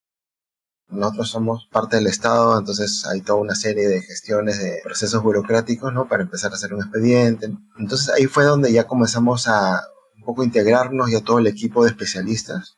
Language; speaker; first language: Spanish; native; Spanish